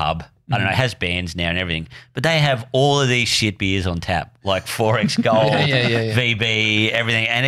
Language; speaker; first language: English; native; English